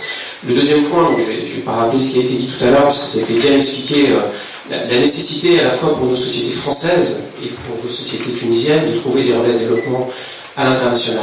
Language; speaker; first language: French; native; French